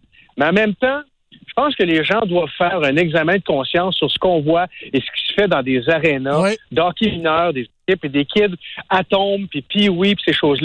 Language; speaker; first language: French; native; French